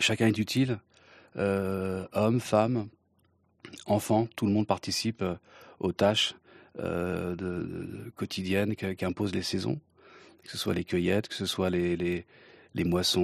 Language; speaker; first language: French; early bilingual, other home language; Kabyle